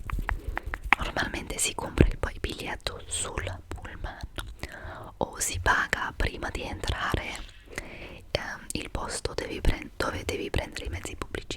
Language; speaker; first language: Italian; non-native, fluent; English